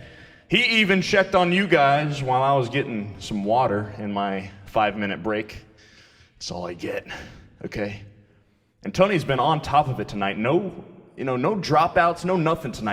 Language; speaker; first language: English; native; English